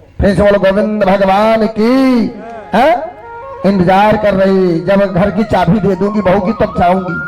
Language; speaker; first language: Hindi; native; Hindi